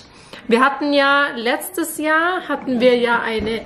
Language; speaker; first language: German; native; German